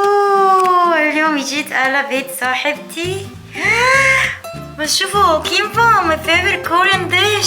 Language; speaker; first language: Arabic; non-native, fluent; Korean